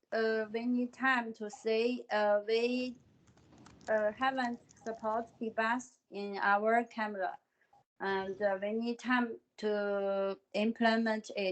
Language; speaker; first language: English; non-native, fluent; Chinese